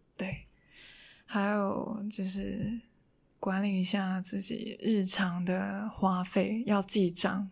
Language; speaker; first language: Chinese; non-native, local second language; Cantonese